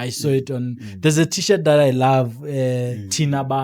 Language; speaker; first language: English; non-native, local second language; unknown